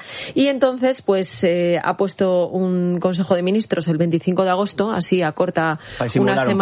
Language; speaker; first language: Spanish; native; Spanish